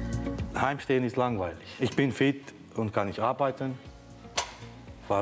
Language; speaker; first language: German; non-native, fluent; Romanian